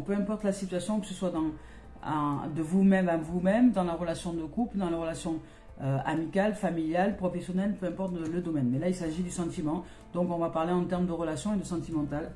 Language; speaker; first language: French; native; French